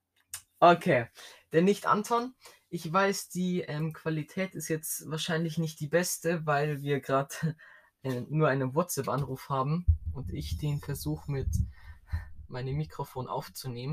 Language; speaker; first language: German; native; German